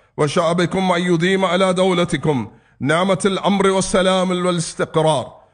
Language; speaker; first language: Arabic; non-native, fluent; Tamil